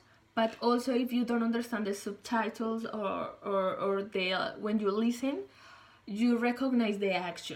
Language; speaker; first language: English; non-native, learner; Spanish